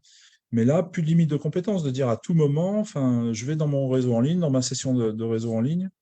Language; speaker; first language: French; native; French